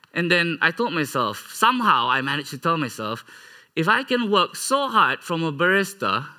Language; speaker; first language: English; non-native, local second language; Malay